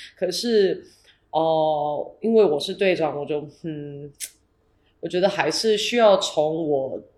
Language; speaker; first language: Chinese; early bilingual, heritage; English